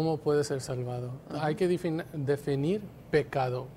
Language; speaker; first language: Spanish; non-native, fluent; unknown